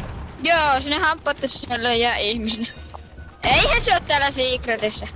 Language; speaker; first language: Finnish; native; Finnish